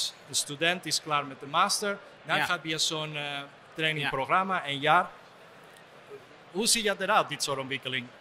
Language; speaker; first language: Dutch; non-native, fluent; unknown